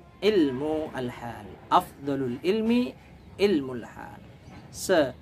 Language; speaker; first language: Arabic; non-native, fluent; Indonesian